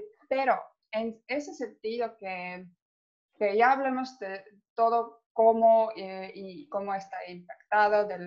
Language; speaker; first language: Spanish; non-native, fluent; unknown